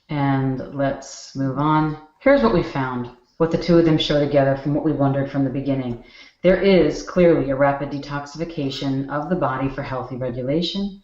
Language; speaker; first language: English; native; English